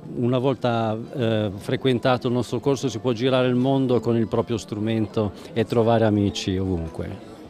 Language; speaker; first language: Italian; native; Italian